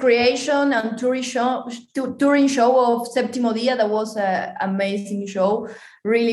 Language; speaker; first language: English; non-native, fluent; Spanish